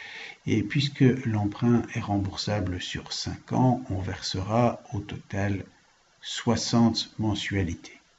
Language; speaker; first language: French; native; French